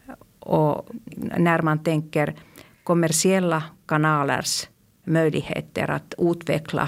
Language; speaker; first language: Swedish; non-native, local second language; Finnish